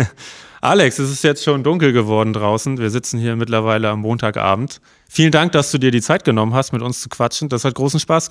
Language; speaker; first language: German; native; German